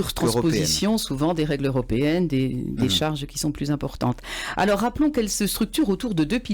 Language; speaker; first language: French; native; French